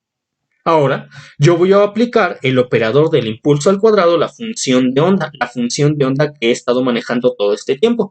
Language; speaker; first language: Spanish; native; Spanish